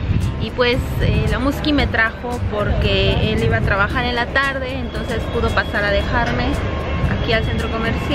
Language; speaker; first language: Spanish; native; Spanish